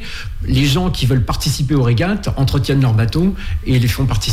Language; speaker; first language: French; native; French